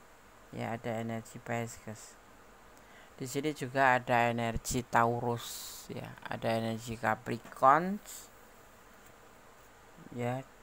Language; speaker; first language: Indonesian; native; Indonesian